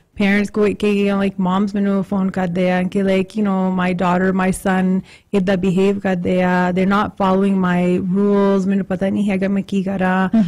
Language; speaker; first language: English; early bilingual, other home language; Punjabi